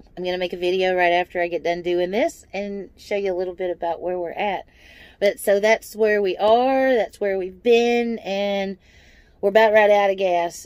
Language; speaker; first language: English; native; English